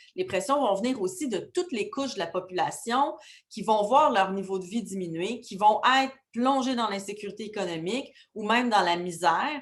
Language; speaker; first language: French; native; French